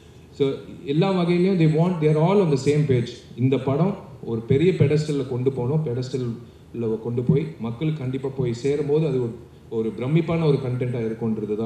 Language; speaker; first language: Tamil; native; Tamil